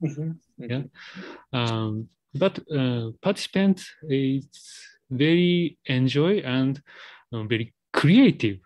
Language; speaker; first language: English; non-native, learner; Japanese